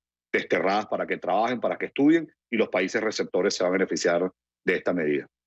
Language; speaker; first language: Spanish; native; Spanish